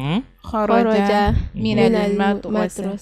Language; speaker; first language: Arabic; non-native, learner; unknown